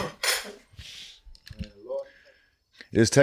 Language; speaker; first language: English; native; English